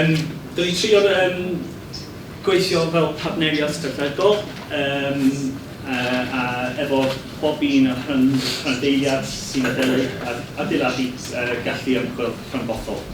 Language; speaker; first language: Welsh; non-native, learner; English